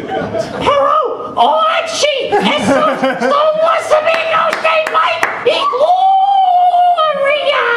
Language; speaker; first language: Spanish; non-native, learner; English